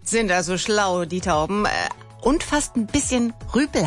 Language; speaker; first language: German; native; German